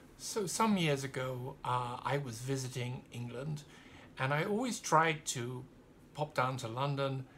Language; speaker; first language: English; native; English